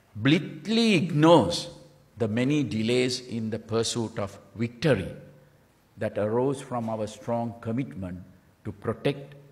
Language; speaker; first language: English; non-native, local second language; Sinhala